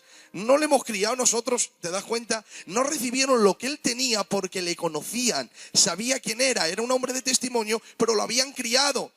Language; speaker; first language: Spanish; native; Spanish